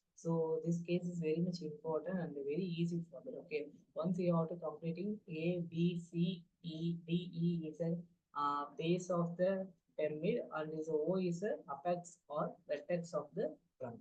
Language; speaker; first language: English; non-native, local second language; Tamil